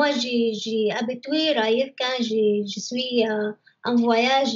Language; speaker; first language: French; non-native, learner; Arabic